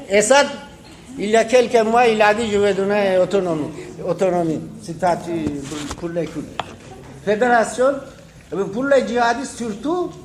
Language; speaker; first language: French; non-native, learner; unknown